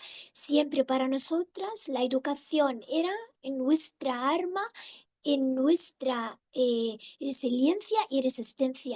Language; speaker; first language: Spanish; non-native, fluent; Arabic